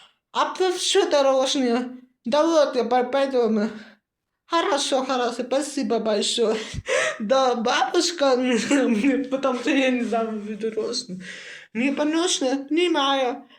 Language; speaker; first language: Russian; non-native, learner; Uzbek